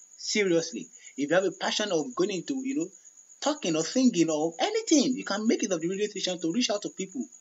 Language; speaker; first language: English; non-native, local second language; Yoruba